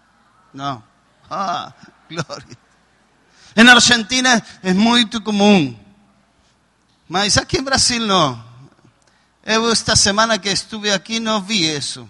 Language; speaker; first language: Portuguese; non-native, learner; Spanish